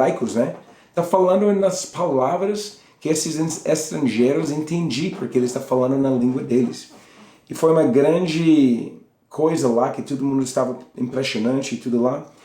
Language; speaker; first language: Portuguese; non-native, learner; English